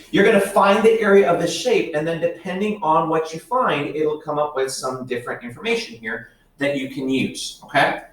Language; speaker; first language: English; native; English